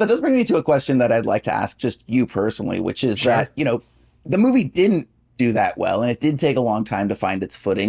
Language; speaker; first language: English; native; English